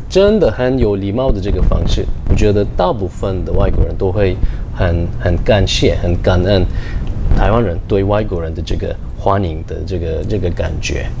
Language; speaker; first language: Chinese; non-native, fluent; Turkish